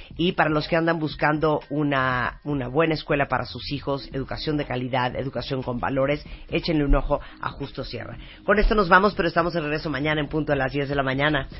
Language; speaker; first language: Spanish; native; Spanish